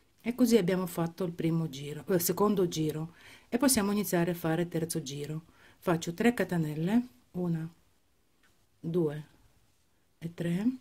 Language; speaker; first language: Italian; non-native, fluent; Ukrainian